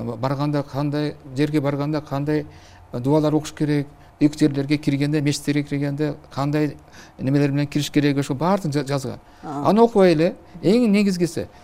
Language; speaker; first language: Kyrgyz; non-native, local second language; Uzbek